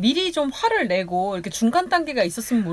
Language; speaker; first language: Korean; native; Korean